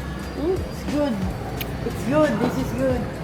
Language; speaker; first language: English; non-native, local second language; Filipino